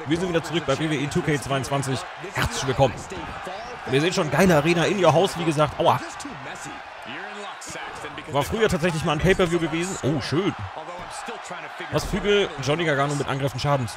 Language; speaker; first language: German; native; German